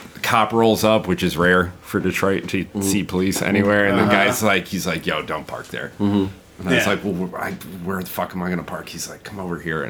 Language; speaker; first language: English; native; English